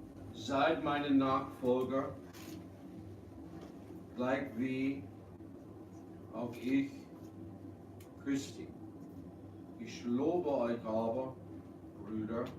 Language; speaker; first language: German; early bilingual, heritage; English